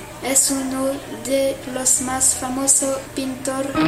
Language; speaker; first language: Spanish; non-native, learner; French